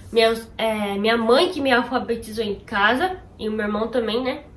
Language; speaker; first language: Portuguese; early bilingual, heritage; Portuguese